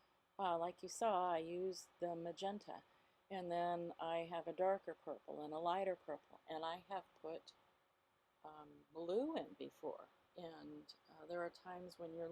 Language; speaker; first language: English; native; English